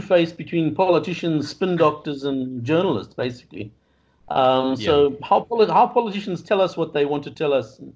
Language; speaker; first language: English; native; English